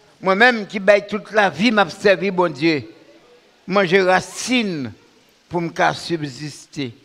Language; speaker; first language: French; non-native, local second language; Haitian Creole